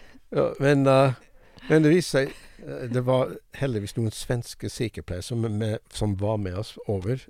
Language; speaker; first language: Norwegian; non-native, fluent; English